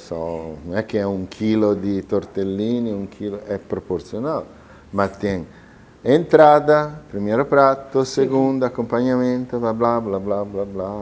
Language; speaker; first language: Portuguese; non-native, fluent; Italian